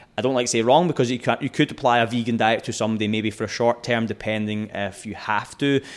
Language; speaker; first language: English; native; English